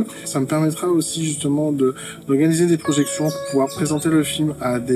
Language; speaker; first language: French; native; French